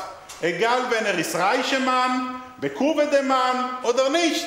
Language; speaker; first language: German; non-native, learner; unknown